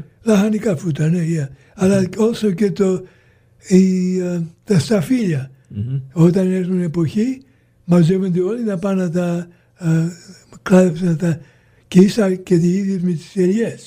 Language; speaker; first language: Greek; early bilingual, heritage; Greek